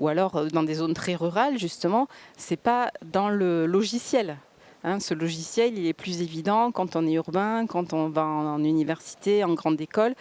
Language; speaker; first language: French; native; French